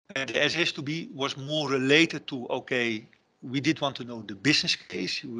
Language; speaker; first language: English; non-native, fluent; Dutch